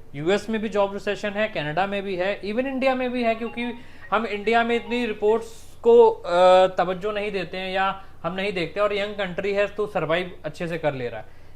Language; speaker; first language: Hindi; non-native, local second language; Punjabi